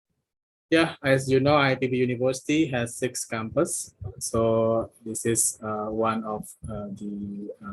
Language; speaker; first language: English; non-native, fluent; Indonesian